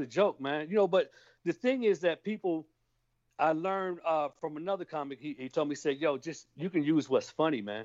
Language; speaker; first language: English; native; English